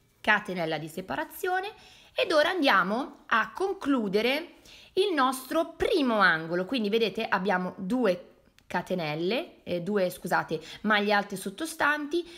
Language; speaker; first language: Italian; native; Italian